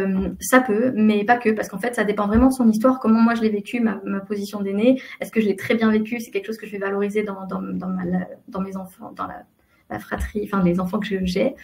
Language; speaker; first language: French; native; French